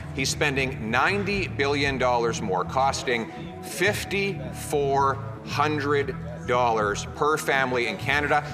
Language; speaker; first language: English; native; English